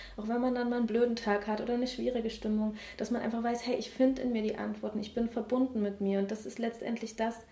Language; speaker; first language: German; native; German